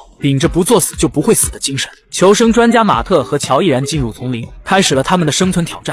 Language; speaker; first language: Chinese; native; Chinese